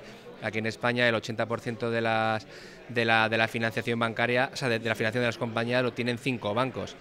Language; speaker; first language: Spanish; native; Spanish